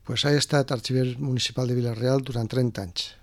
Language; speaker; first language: Catalan; native; Catalan